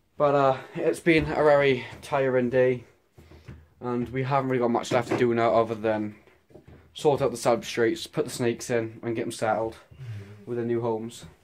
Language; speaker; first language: English; native; English